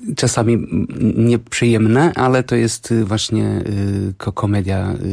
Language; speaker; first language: Polish; non-native, fluent; Portuguese